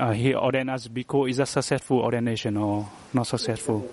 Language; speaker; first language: English; non-native, learner; Vietnamese